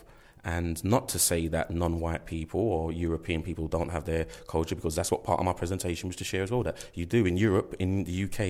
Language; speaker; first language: English; native; English